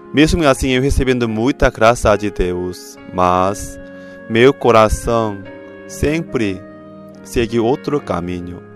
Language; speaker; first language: Portuguese; non-native, fluent; Korean